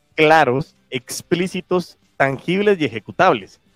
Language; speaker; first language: Spanish; native; Spanish